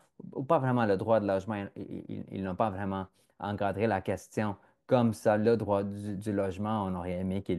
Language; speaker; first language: French; non-native, fluent; English